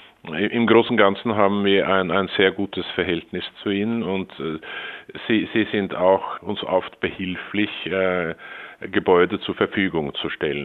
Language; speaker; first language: German; non-native, fluent; Norwegian